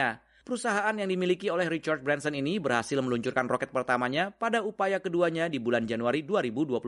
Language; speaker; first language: Indonesian; native; Indonesian